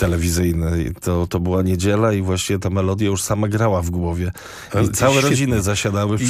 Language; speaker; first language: Polish; native; Polish